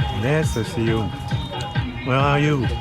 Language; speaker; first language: English; non-native, learner; French